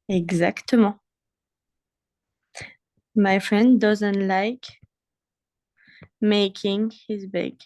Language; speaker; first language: English; non-native, fluent; French